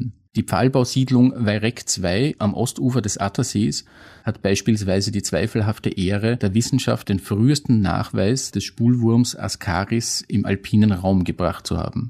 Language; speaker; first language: German; native; German